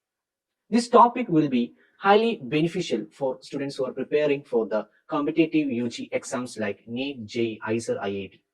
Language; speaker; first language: English; non-native, local second language; Malayalam